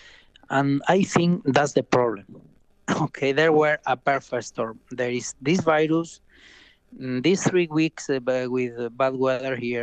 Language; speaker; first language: English; non-native, fluent; Spanish